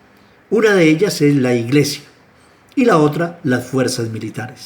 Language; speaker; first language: Spanish; native; Spanish